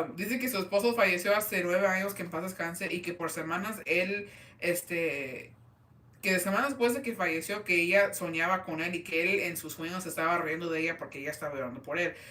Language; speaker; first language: Spanish; early bilingual, heritage; Spanish